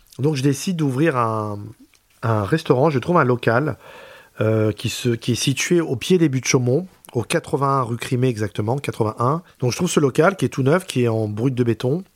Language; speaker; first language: French; native; French